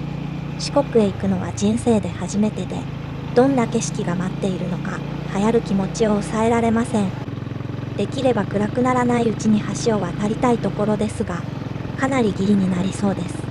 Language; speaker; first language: Japanese; native; Japanese